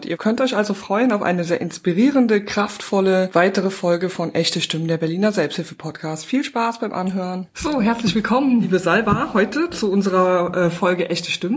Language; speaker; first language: German; native; German